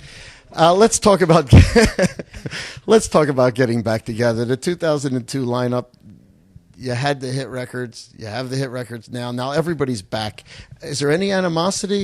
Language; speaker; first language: English; native; English